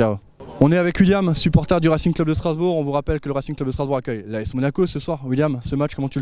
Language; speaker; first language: French; native; French